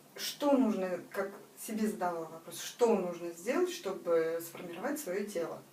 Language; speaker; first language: Russian; native; Russian